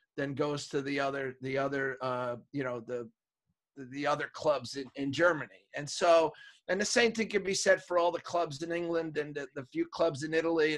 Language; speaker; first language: English; native; English